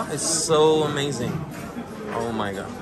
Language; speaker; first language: English; non-native, fluent; Persian